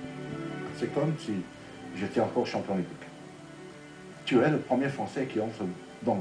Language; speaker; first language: French; non-native, fluent; English